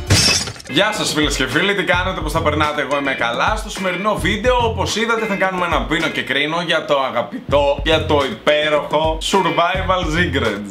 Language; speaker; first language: Greek; native; Greek